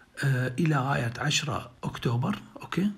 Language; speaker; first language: Arabic; native; Arabic